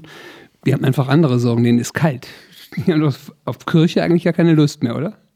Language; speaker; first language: German; native; German